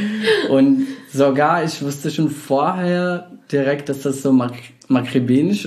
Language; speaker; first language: German; non-native, fluent; Arabic